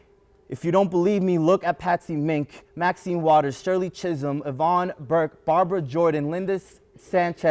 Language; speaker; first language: English; early bilingual, other home language; Spanish